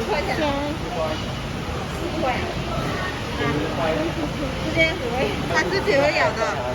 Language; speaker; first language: Chinese; native; Chinese